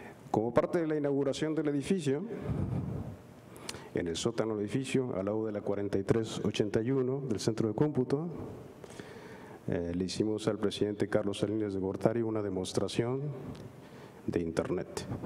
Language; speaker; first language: Spanish; native; Spanish